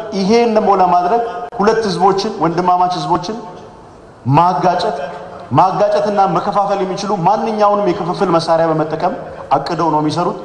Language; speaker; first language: Amharic; non-native, local second language; Oromo